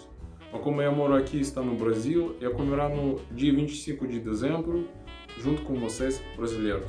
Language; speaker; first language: Portuguese; non-native, learner; Russian